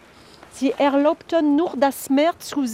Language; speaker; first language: German; non-native, fluent; French